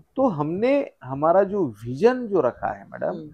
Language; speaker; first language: Hindi; non-native, local second language; Marathi